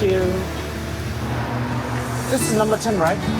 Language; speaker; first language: English; non-native, learner; Korean